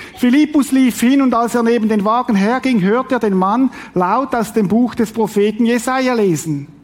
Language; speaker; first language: German; native; German